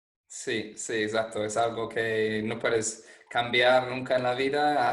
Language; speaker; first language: Spanish; non-native, fluent; English